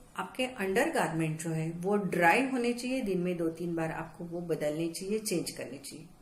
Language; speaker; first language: Hindi; non-native, local second language; Marathi